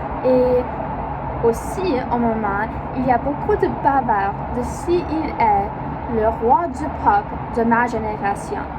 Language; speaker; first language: French; non-native, learner; English